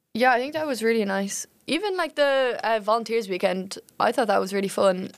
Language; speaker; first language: English; native; English